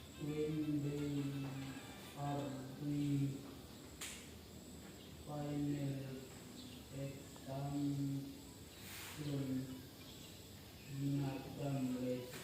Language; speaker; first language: English; non-native, learner; Indonesian